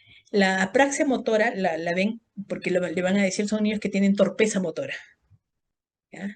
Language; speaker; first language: Spanish; native; Spanish